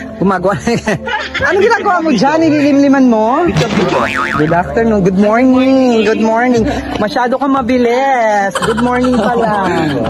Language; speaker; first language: Filipino; native; Filipino